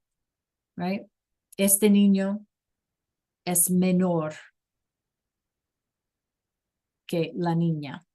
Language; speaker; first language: Spanish; non-native, learner; English